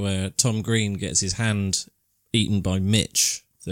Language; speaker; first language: English; native; English